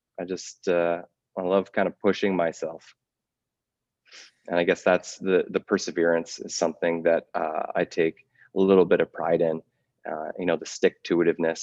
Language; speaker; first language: English; native; English